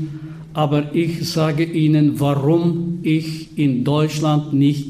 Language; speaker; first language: German; non-native, fluent; Bulgarian